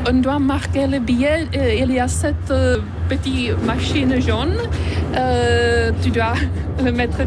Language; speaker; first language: French; non-native, fluent; Czech